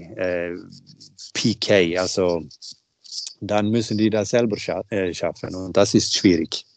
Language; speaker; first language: German; non-native, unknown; Swedish